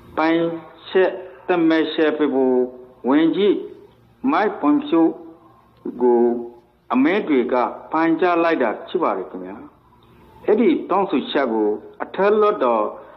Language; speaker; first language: Burmese; non-native, local second language; Rohingya